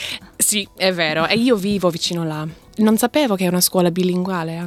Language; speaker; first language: Italian; non-native, fluent; English